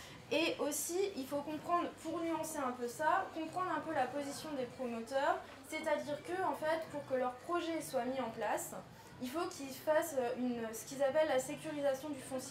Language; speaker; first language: French; native; French